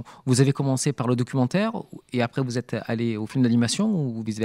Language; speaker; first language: French; native; French